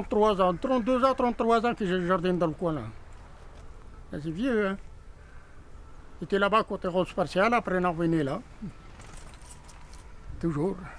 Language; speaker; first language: French; non-native, learner; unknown